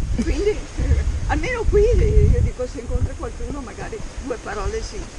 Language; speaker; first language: Italian; native; Italian